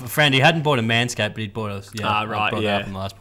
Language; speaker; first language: English; native; English